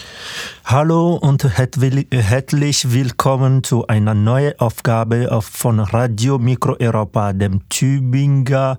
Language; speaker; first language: German; non-native, fluent; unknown